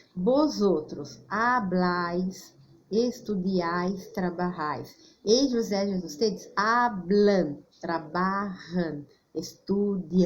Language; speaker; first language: Spanish; non-native, fluent; Portuguese